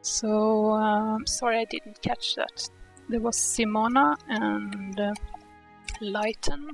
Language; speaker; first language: English; non-native, fluent; Swedish